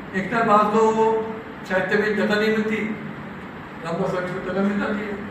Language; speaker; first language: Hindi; non-native, local second language; Marathi